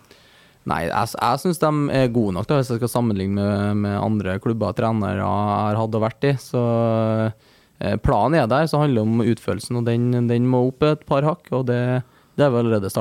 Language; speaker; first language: Norwegian; native; Norwegian